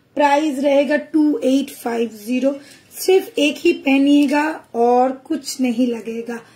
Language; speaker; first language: Hindi; non-native, local second language; Bangla